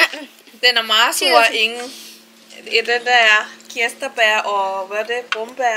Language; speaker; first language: Danish; non-native, learner; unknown